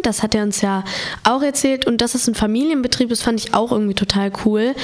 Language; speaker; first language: German; native; German